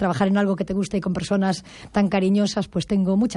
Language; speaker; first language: Spanish; native; Spanish